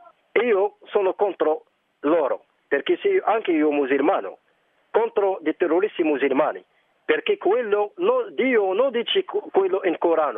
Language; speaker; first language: Italian; non-native, learner; Arabic